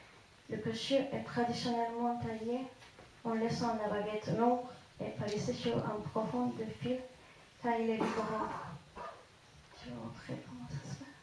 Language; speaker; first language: French; non-native, fluent; Japanese